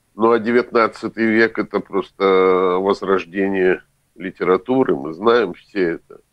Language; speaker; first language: Russian; native; Russian